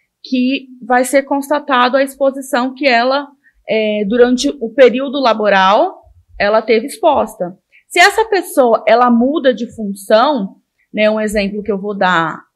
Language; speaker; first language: Portuguese; native; Portuguese